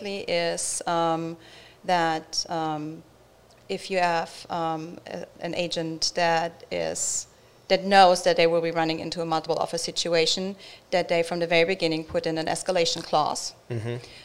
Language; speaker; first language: English; non-native, fluent; German